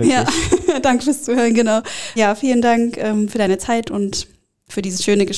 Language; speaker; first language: German; native; German